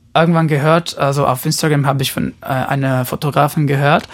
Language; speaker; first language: German; non-native, fluent; Portuguese